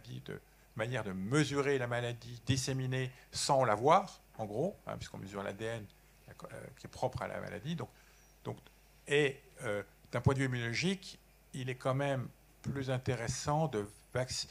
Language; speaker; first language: French; native; French